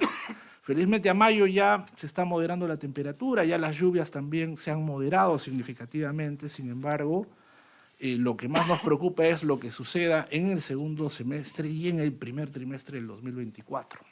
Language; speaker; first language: Spanish; native; Spanish